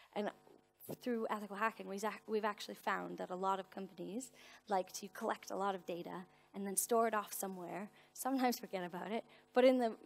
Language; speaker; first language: English; native; English